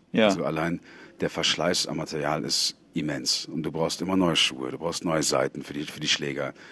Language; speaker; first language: German; native; German